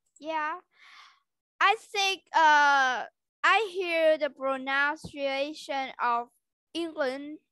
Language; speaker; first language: English; non-native, learner; Vietnamese